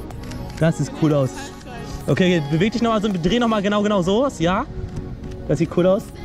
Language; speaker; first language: German; native; German